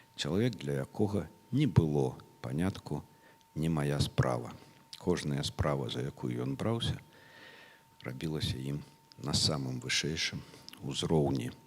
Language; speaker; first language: Belarusian; non-native, local second language; Russian